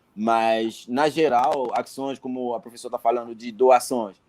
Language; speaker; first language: Portuguese; non-native, fluent; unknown